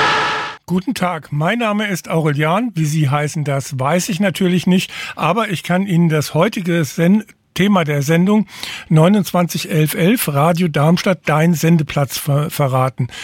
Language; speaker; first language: German; native; German